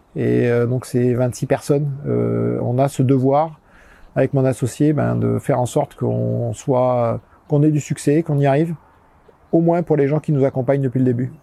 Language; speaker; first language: French; native; French